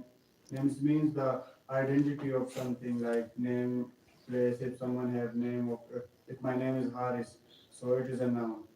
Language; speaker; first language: English; non-native, learner; Pashto